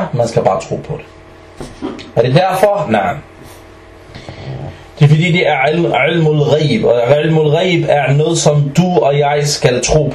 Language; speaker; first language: Danish; early bilingual, other home language; Arabic